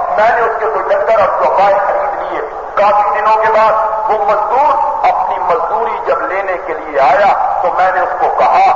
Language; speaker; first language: Urdu; non-native, local second language; Punjabi